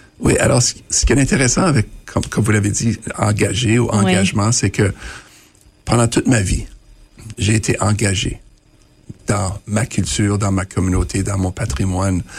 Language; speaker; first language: French; native; French